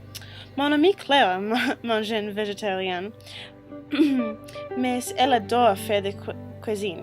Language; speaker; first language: French; non-native, learner; English